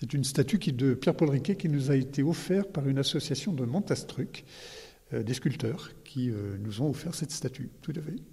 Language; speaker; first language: French; native; French